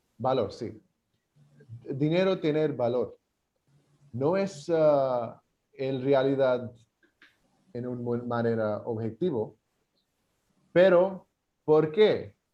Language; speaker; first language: Spanish; non-native, learner; English